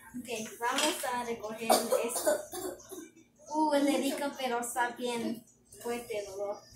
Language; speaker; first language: Spanish; early bilingual, heritage; Spanish